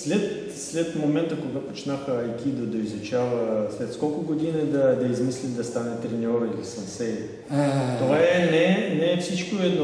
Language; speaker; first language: Bulgarian; non-native, learner; Russian